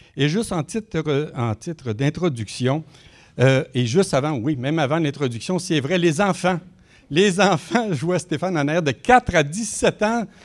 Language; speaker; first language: French; native; French